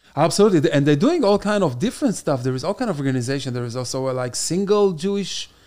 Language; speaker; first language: English; non-native, fluent; Hebrew